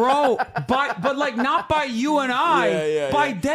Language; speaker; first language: English; native; English